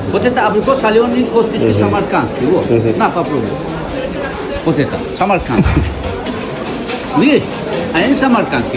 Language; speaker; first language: Russian; non-native, learner; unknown